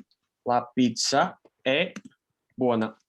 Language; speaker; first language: Italian; non-native, fluent; Indonesian